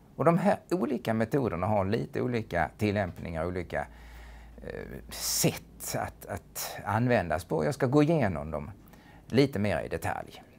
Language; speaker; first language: Swedish; native; Swedish